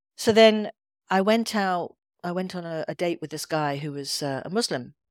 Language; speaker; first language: English; native; English